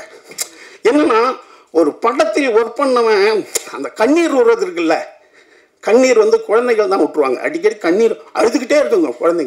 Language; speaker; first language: Tamil; native; Tamil